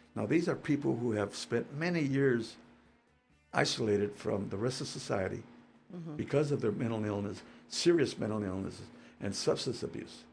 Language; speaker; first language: English; early bilingual, other home language; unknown